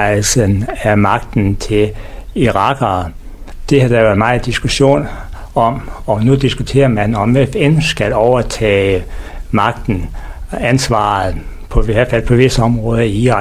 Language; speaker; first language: Danish; native; Danish